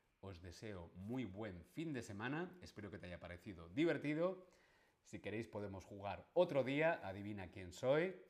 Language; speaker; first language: Spanish; native; Spanish